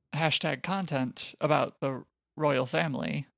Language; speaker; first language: English; native; English